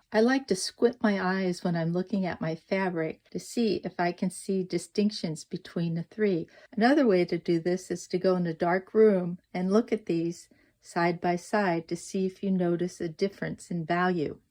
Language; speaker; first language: English; native; English